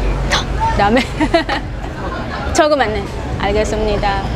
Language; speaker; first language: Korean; non-native, learner; Filipino